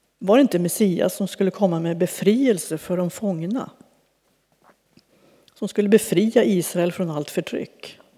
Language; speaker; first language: Swedish; native; Swedish